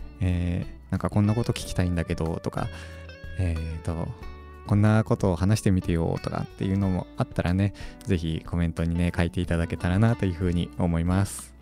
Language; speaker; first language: Japanese; native; Japanese